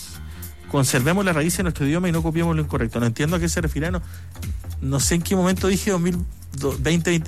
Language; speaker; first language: Spanish; native; Spanish